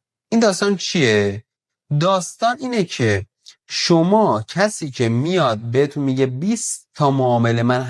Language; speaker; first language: Persian; native; Persian